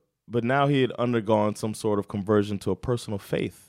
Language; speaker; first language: English; native; English